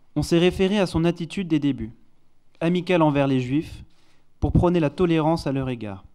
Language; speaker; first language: French; non-native, fluent; Hebrew